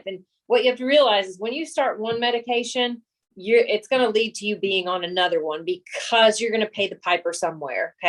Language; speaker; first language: English; native; English